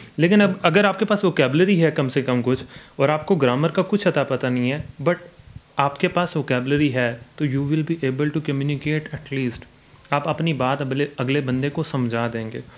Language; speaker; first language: Urdu; non-native, local second language; Punjabi